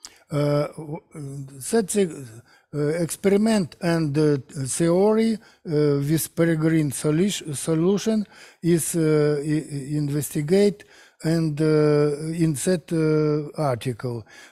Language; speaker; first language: English; non-native, learner; Russian